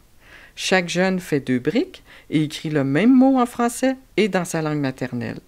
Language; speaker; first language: French; native; French